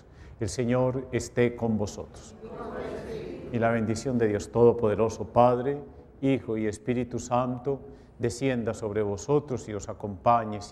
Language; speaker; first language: Spanish; native; Spanish